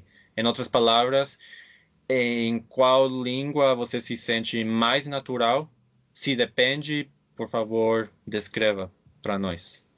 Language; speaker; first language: Portuguese; non-native, fluent; English